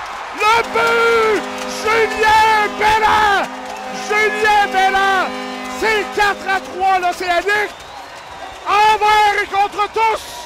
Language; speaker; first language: French; native; French